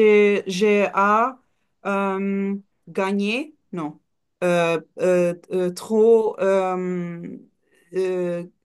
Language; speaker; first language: French; non-native, learner; Portuguese